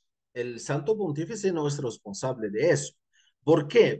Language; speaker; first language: Spanish; non-native, fluent; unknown